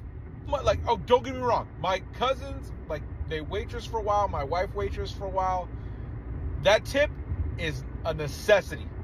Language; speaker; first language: English; native; English